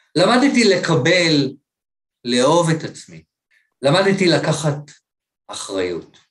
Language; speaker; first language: Hebrew; native; Hebrew